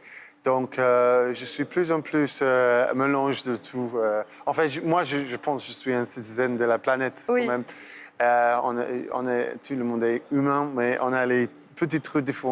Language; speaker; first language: French; non-native, fluent; English